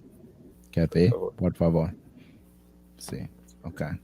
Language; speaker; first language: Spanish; non-native, learner; English